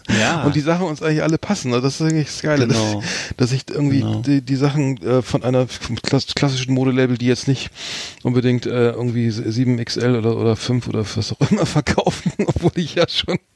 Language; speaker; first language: German; native; German